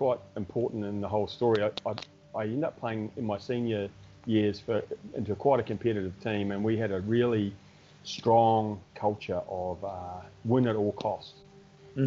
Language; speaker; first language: English; native; English